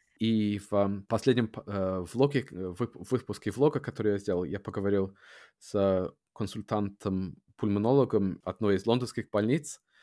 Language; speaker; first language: Russian; non-native, fluent; English